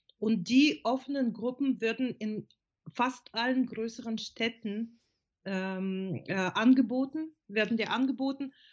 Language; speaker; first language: German; non-native, fluent; Russian